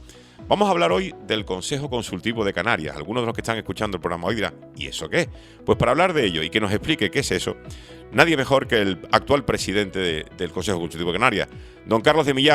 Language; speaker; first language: Spanish; native; Spanish